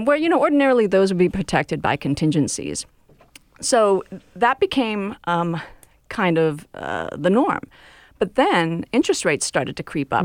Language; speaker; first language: English; native; English